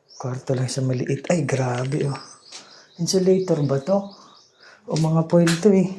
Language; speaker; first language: Filipino; non-native, local second language; Hiligaynon